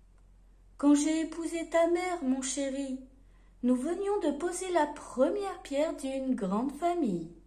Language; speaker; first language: French; native; French